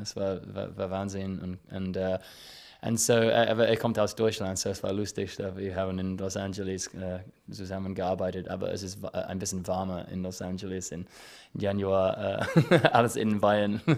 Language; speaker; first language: German; non-native, learner; English